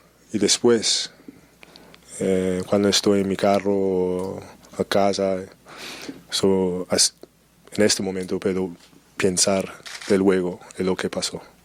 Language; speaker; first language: Spanish; non-native, fluent; English